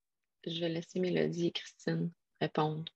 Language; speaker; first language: French; native; French